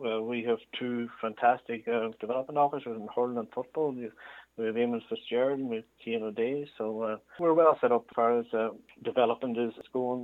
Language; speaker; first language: English; native; English